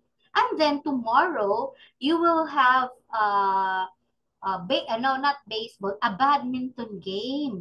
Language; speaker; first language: English; non-native, fluent; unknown